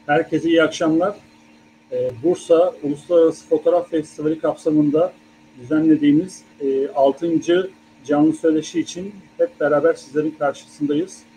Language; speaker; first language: Turkish; native; Turkish